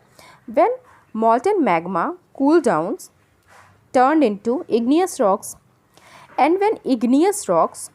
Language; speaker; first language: English; non-native, local second language; Hindi